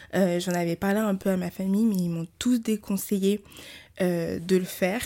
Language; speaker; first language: French; early bilingual, other home language; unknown